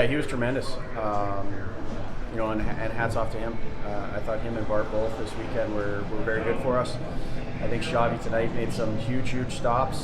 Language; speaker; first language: English; native; English